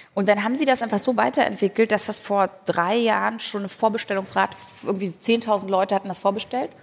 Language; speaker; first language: German; native; German